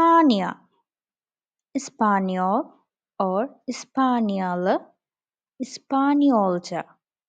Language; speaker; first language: Turkish; non-native, fluent; Bangla